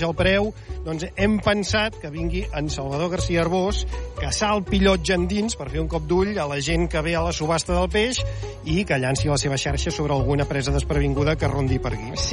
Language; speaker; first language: Catalan; native; Catalan